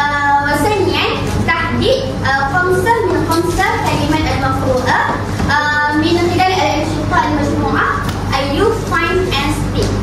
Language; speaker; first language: Arabic; non-native, learner; Malay